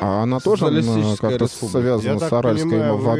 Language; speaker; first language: Russian; native; Russian